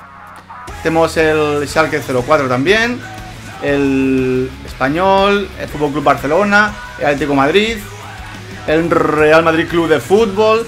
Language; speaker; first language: Spanish; native; Spanish